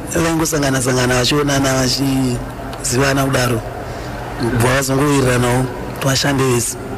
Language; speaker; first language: Shona; early bilingual, other home language; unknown